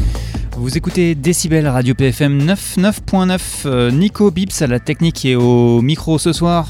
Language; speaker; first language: French; native; French